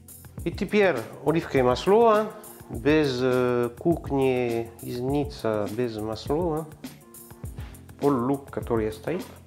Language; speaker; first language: Russian; non-native, learner; French